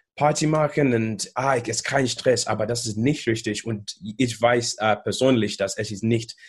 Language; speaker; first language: German; non-native, learner; English